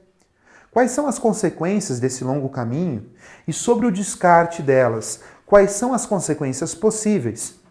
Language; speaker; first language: Portuguese; native; Portuguese